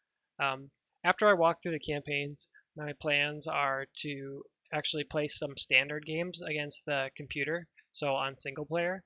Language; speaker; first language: English; native; English